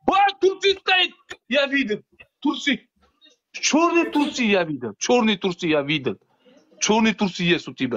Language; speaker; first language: Russian; non-native, learner; Uzbek